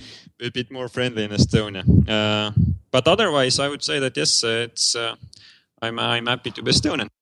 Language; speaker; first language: English; non-native, fluent; Estonian